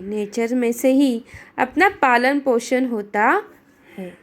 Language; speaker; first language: Hindi; non-native, local second language; Marathi